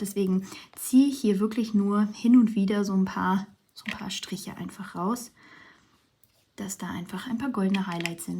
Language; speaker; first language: German; native; German